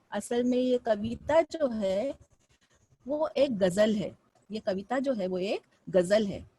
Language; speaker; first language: Hindi; non-native, local second language; Marathi